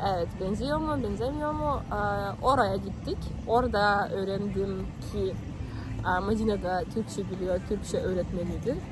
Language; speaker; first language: Turkish; non-native, fluent; Karachay-Balkar